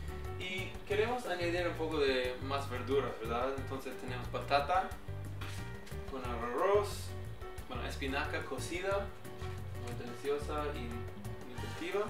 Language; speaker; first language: Spanish; early bilingual, heritage; English